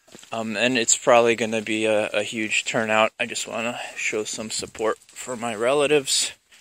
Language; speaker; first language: English; native; English